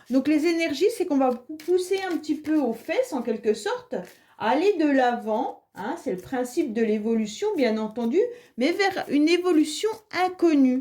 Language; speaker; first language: French; native; French